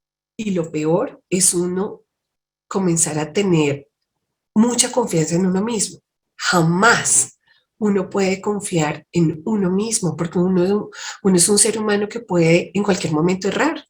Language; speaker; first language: Spanish; native; Spanish